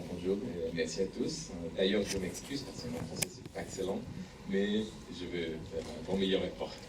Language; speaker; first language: French; non-native, learner; Spanish